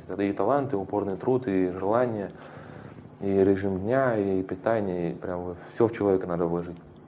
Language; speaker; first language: Russian; native; Russian